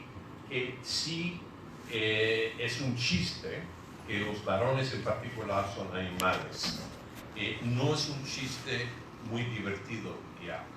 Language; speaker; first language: Spanish; non-native, fluent; English